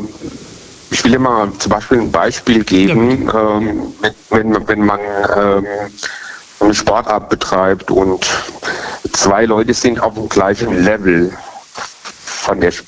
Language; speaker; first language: German; native; German